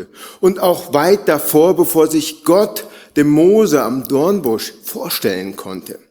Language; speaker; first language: German; native; German